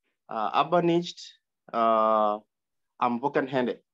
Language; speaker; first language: German; non-native, learner; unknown